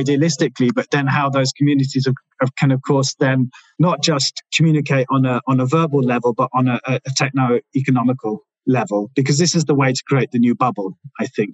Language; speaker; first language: English; native; English